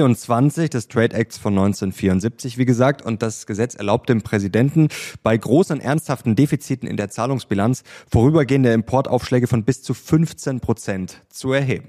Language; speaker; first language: German; native; German